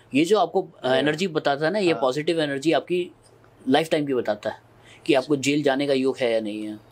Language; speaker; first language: Hindi; native; Hindi